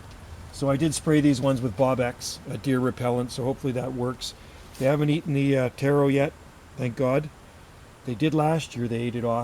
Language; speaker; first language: English; native; English